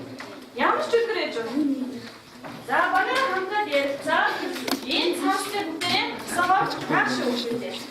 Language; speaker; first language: Mongolian; native; Mongolian